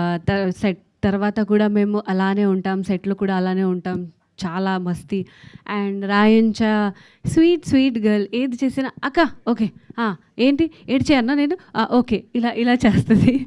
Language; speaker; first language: Telugu; non-native, fluent; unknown